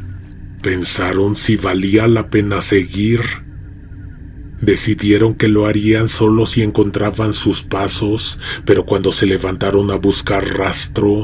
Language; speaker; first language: Spanish; native; Spanish